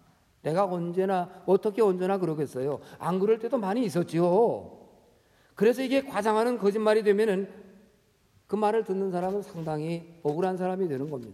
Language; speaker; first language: Korean; native; Korean